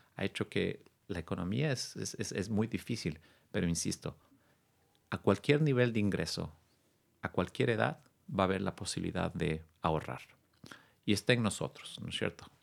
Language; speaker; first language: Spanish; native; Spanish